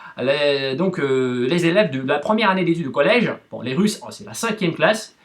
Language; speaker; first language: French; non-native, fluent; Russian